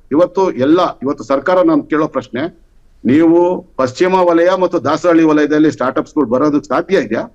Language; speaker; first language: Kannada; native; Kannada